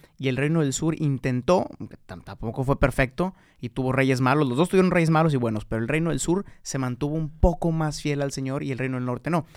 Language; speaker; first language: Spanish; native; Spanish